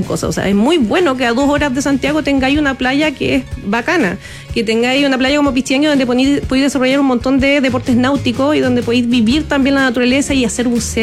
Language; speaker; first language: Spanish; native; Spanish